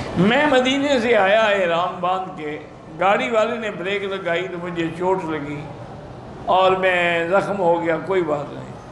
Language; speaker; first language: Urdu; native; Urdu